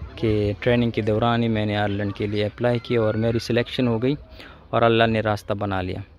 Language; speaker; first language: Urdu; non-native, local second language; Pashto